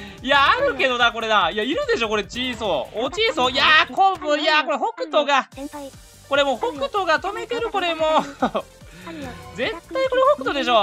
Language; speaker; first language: Japanese; native; Japanese